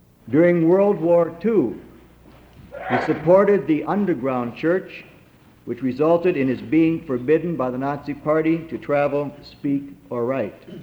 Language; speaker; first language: English; native; English